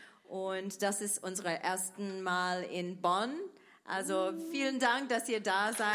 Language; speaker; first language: German; non-native, fluent; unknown